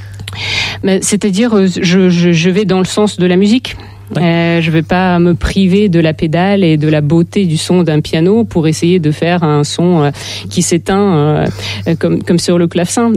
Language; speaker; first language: French; non-native, fluent; Russian